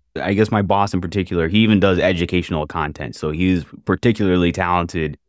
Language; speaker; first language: English; native; English